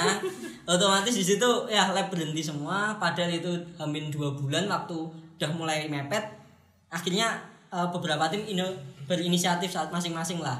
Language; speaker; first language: Indonesian; native; Indonesian